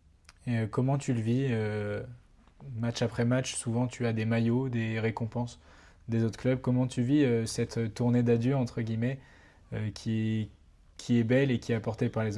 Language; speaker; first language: French; native; French